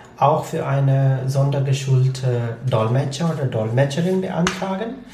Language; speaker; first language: German; non-native, fluent; Punjabi